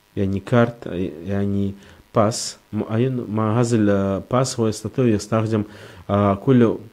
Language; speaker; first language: Arabic; non-native, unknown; Russian